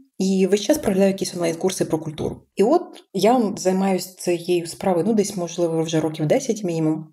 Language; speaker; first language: Ukrainian; early bilingual, other home language; Persian